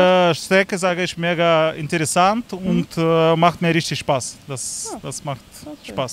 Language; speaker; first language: German; non-native, learner; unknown